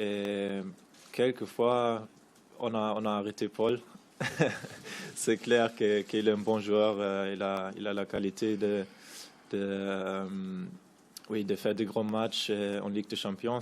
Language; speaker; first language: French; non-native, fluent; German